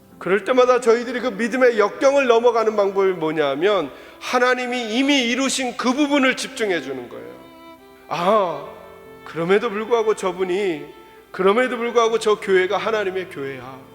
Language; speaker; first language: Korean; native; Korean